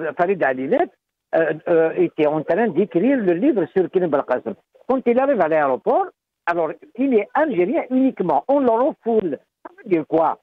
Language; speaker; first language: French; non-native, local second language; Kabyle